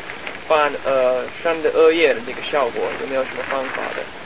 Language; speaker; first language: Chinese; non-native, fluent; English